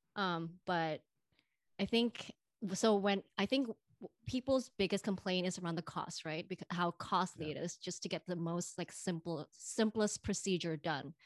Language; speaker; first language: English; non-native, fluent; Indonesian